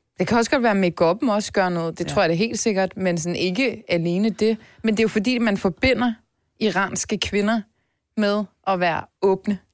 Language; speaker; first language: Danish; early bilingual, other home language; Turkish